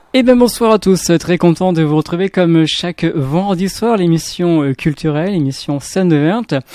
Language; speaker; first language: French; native; French